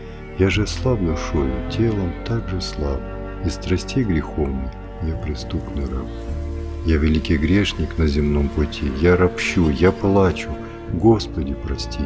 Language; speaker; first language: Russian; native; Russian